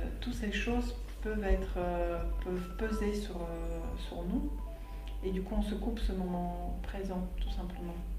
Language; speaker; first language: French; non-native, fluent; Slovak